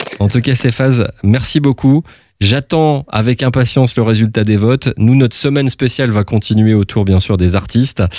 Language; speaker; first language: French; native; French